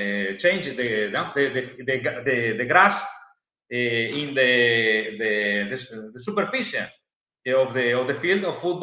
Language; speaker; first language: English; non-native, learner; Italian